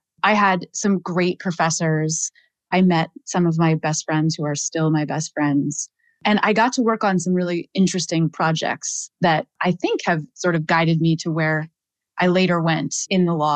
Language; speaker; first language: English; native; English